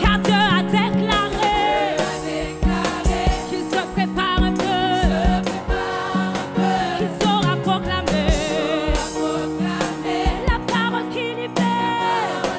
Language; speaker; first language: French; native; French